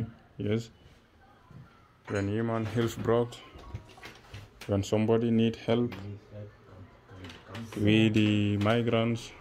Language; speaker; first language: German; non-native, learner; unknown